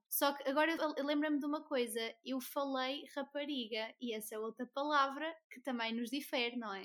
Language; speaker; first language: Portuguese; native; Portuguese